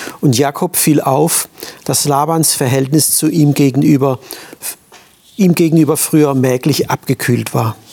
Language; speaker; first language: German; native; German